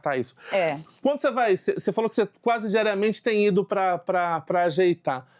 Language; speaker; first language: Portuguese; native; Portuguese